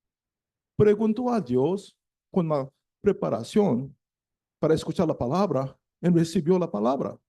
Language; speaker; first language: Spanish; non-native, learner; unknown